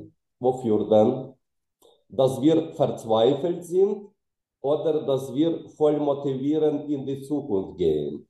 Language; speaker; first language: German; non-native, fluent; Ukrainian